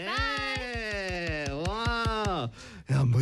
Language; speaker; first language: Korean; native; Korean